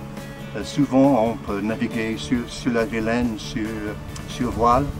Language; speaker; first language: French; non-native, learner; English